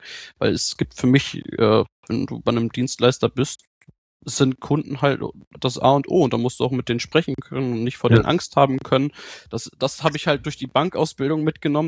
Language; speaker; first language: German; native; German